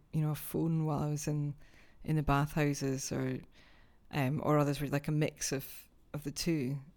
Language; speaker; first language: English; native; English